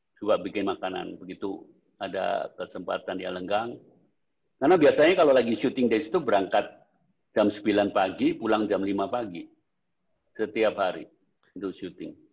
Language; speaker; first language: Indonesian; native; Indonesian